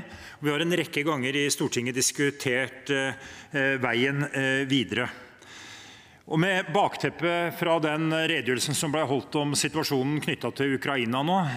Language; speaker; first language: Norwegian; native; Norwegian